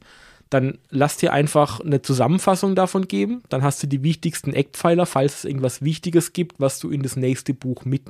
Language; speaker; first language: German; native; German